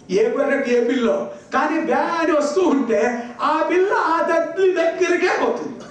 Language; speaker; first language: Telugu; non-native, local second language; Kannada